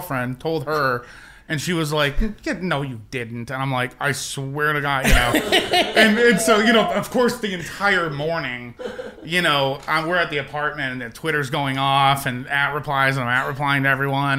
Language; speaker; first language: English; native; English